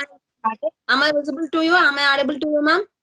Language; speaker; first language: English; non-native, learner; Tamil